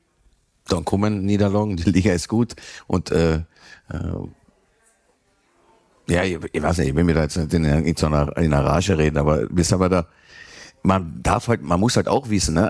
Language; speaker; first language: German; native; German